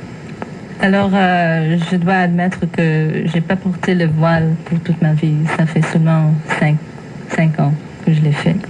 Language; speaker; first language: French; non-native, fluent; English